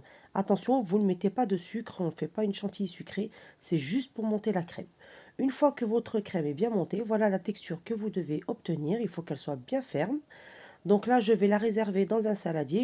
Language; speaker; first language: French; native; French